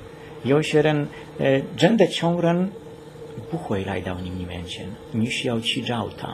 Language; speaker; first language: Chinese; non-native, learner; Polish